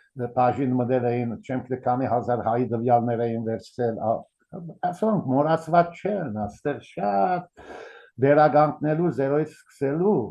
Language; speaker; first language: Armenian; early bilingual, heritage; Armenian